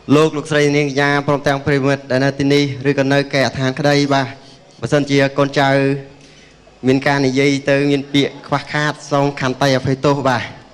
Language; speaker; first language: Khmer; native; Khmer